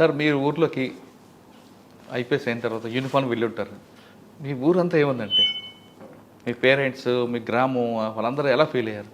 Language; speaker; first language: Telugu; native; Telugu